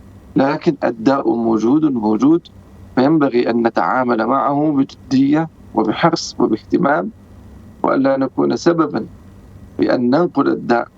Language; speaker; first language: Arabic; native; Arabic